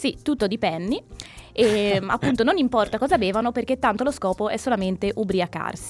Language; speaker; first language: Italian; native; Italian